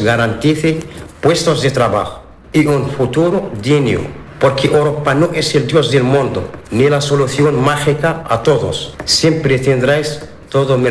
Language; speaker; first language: Spanish; non-native, learner; Arabic